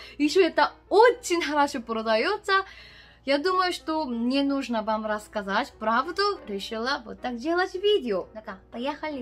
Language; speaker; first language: Russian; non-native, learner; Korean